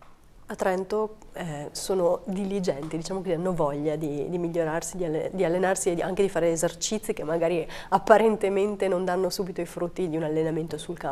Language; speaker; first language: Italian; native; Italian